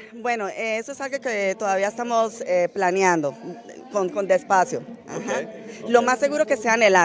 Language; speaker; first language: Spanish; native; Spanish